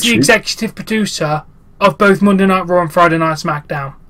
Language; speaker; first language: English; native; English